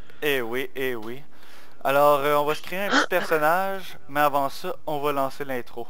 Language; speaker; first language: French; native; French